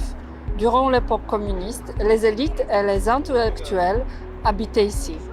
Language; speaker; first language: French; non-native, fluent; Russian